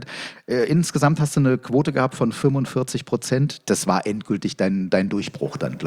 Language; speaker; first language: German; native; German